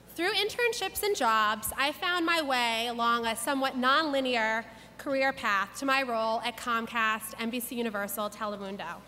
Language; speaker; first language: English; native; English